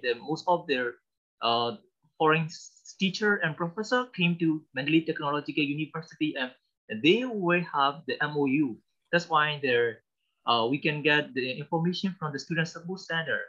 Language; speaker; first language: English; non-native, learner; Burmese